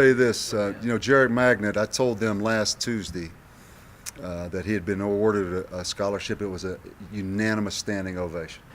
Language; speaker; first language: English; native; English